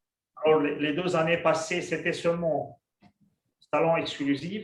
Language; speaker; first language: French; non-native, local second language; Arabic